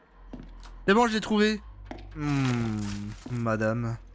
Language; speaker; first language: French; native; French